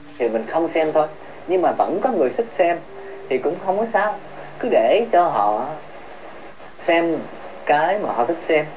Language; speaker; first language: Vietnamese; early bilingual, heritage; Vietnamese